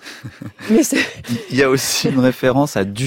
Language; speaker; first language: French; native; French